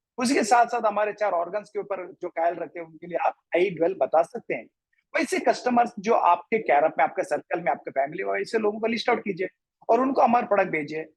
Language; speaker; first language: Hindi; non-native, local second language; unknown